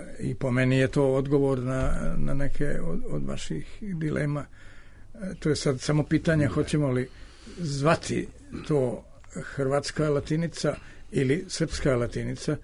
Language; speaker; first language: Serbian; native; Serbian